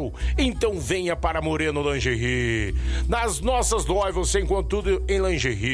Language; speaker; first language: Portuguese; native; Portuguese